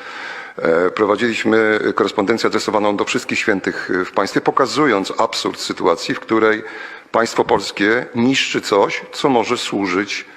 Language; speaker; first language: Polish; native; Polish